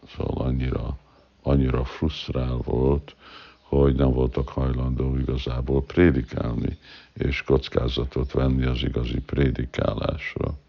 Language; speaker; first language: Hungarian; early bilingual, heritage; Hungarian